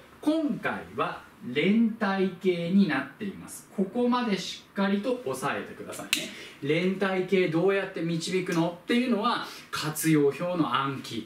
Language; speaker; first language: Japanese; native; Japanese